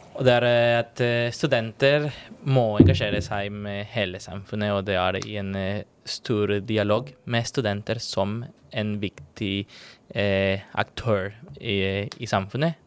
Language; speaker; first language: Norwegian; non-native, fluent; Spanish